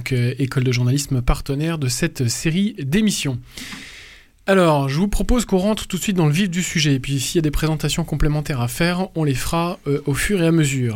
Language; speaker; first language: French; native; French